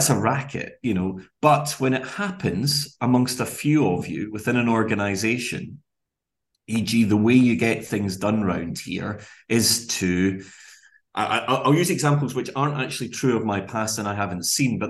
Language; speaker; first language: English; native; English